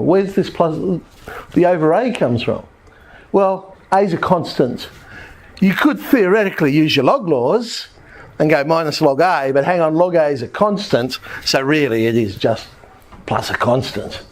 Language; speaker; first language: English; native; English